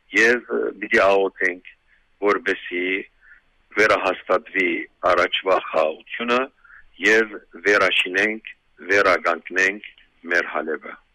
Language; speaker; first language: Armenian; early bilingual, heritage; Armenian